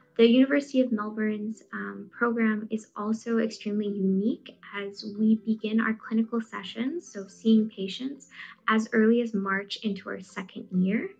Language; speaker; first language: English; native; English